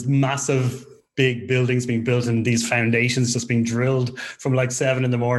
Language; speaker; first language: English; native; English